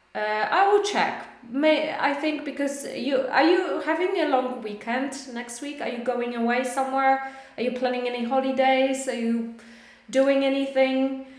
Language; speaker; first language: English; non-native, fluent; Polish